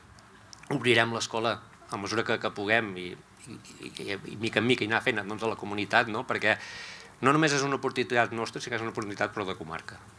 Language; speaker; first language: Catalan; native; Catalan